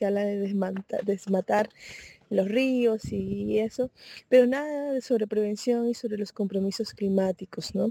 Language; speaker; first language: Spanish; native; Spanish